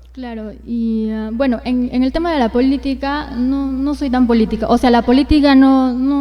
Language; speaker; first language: Spanish; native; Spanish